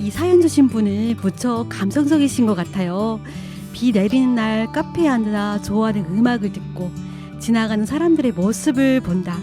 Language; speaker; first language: Korean; non-native, fluent; Chinese